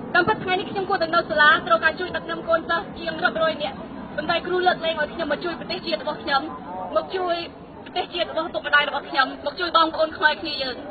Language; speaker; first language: Khmer; early bilingual, other home language; English